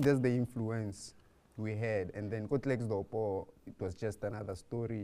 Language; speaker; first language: English; non-native, local second language; Tswana